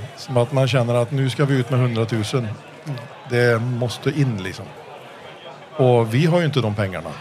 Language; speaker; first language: Swedish; early bilingual, heritage; Swedish